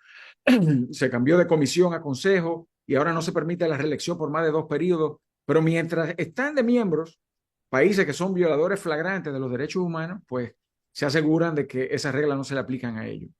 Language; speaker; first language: Spanish; native; Spanish